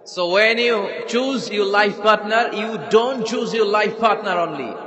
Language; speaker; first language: English; non-native, local second language; Bangla